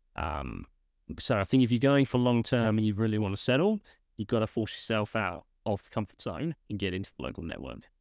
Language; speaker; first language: English; native; English